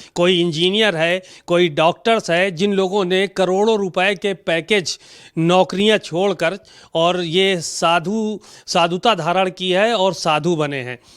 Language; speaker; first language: Hindi; native; Hindi